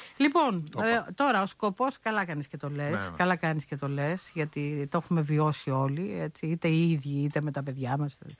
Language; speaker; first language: Greek; native; Greek